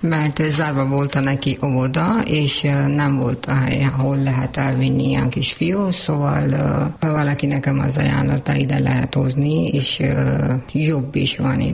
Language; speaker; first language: Hungarian; non-native, learner; Urdu